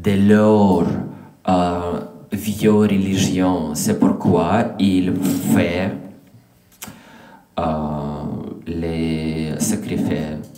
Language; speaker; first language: French; non-native, learner; English